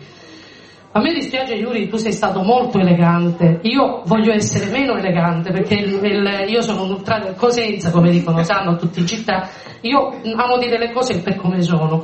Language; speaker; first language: Italian; native; Italian